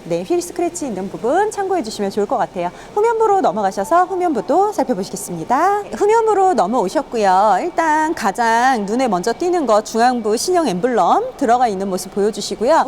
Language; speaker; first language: Korean; native; Korean